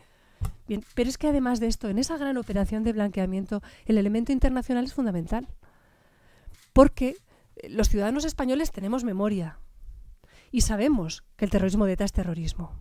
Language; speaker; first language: Spanish; native; Spanish